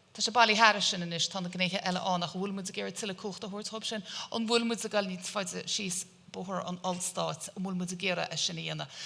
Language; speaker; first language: Irish; native; Irish